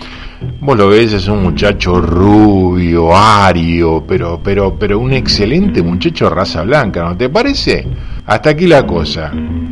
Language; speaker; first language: Spanish; native; Spanish